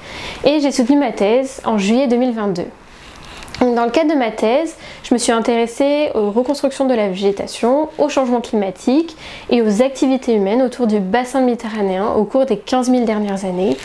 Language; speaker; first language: French; native; French